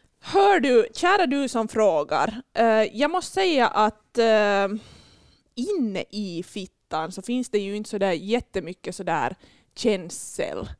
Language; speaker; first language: Swedish; native; Swedish